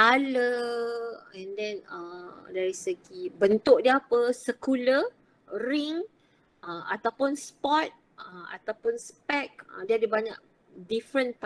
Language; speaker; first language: Malay; native; Malay